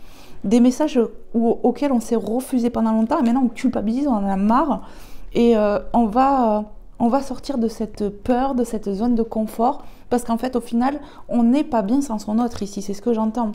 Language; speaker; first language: French; native; French